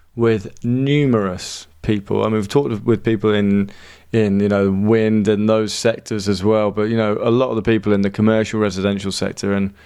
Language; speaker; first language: English; native; English